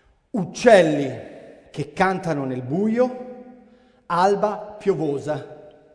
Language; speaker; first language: Italian; native; Italian